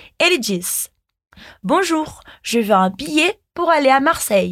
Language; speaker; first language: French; non-native, fluent; Portuguese